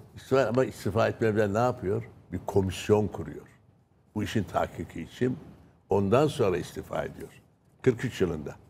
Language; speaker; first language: Turkish; native; Turkish